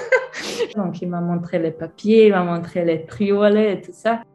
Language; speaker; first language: French; non-native, learner; Croatian